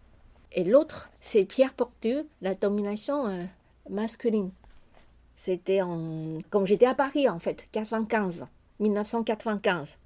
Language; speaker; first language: French; non-native, fluent; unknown